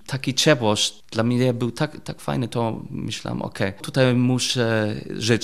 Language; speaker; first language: Polish; non-native, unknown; German